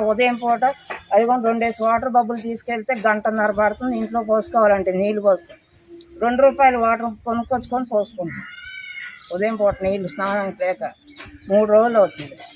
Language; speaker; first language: Telugu; native; Telugu